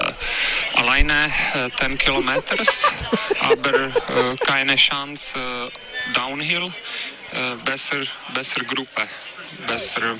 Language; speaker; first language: German; non-native, learner; Czech